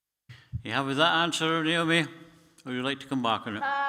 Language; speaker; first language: English; native; English